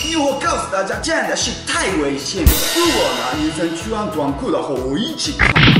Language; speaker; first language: Chinese; non-native, fluent; Japanese